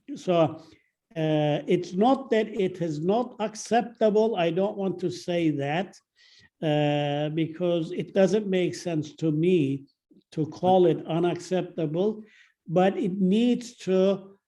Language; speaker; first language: English; non-native, fluent; Turkish